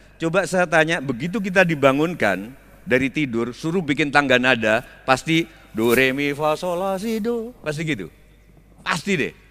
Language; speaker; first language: Indonesian; native; Indonesian